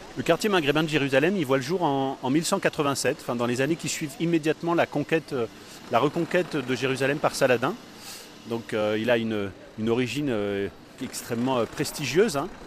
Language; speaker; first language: French; native; French